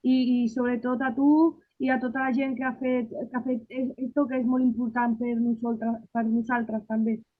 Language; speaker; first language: Catalan; non-native, learner; Spanish